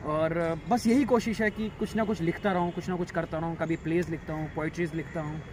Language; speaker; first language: Hindi; native; Hindi